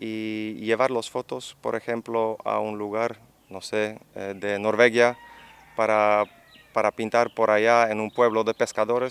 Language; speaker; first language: Spanish; non-native, fluent; Dutch